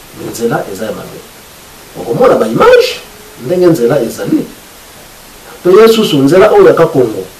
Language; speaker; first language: Lingala; non-native, local second language; Kongo